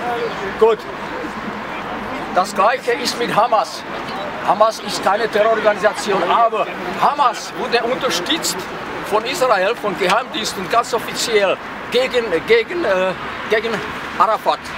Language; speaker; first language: German; non-native, fluent; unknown